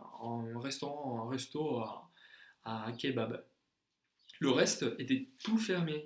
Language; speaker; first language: French; non-native, fluent; Spanish